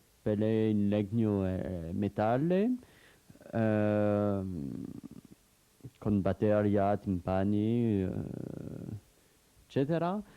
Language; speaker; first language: Italian; non-native, learner; French